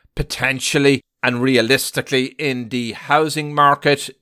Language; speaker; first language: English; native; English